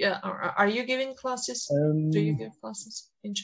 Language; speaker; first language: English; non-native, fluent; Georgian